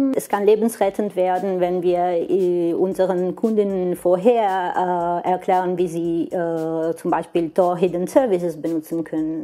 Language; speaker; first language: German; non-native, fluent; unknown